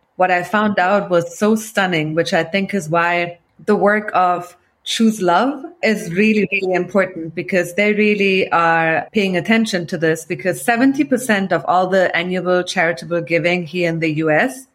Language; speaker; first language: English; non-native, fluent; German